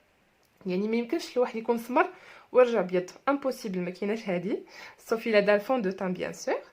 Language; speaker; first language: Arabic; native; Arabic